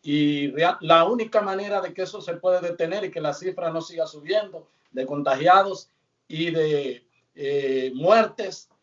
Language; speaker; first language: Spanish; native; Spanish